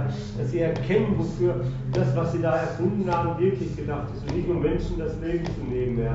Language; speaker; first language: German; native; German